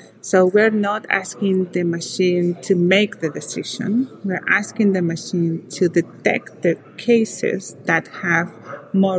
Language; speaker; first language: English; non-native, fluent; Spanish